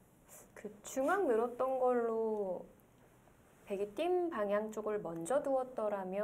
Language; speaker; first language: Korean; native; Korean